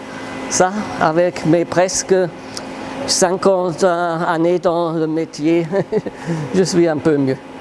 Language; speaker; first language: French; non-native, fluent; German